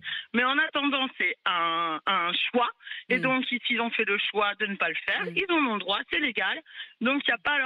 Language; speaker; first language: French; native; French